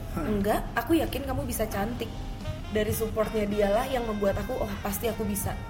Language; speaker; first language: Indonesian; native; Indonesian